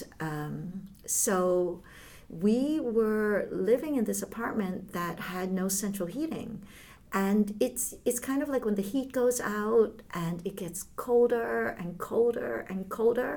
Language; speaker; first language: English; early bilingual, other home language; Cantonese